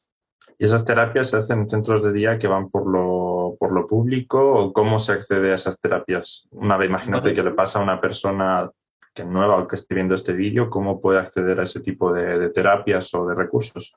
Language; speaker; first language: Spanish; native; Spanish